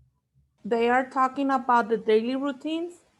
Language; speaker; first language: English; non-native, fluent; Spanish